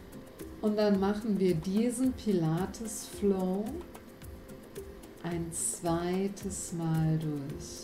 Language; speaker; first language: German; native; German